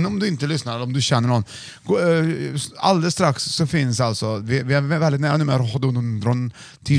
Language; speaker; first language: Swedish; native; Swedish